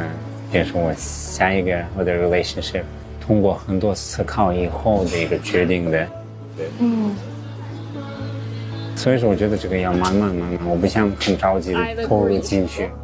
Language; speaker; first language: Chinese; early bilingual, heritage; English